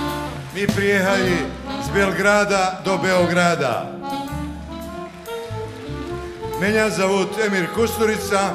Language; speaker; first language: Russian; non-native, learner; Serbian